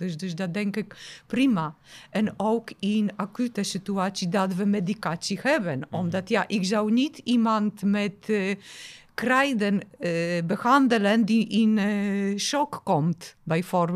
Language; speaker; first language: Dutch; non-native, fluent; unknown